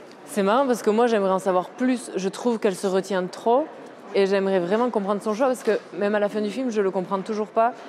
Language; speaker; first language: French; native; French